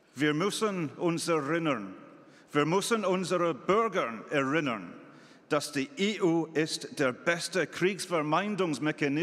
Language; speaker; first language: German; non-native, fluent; English